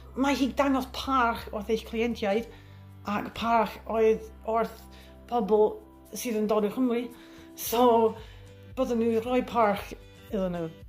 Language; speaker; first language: Welsh; non-native, learner; English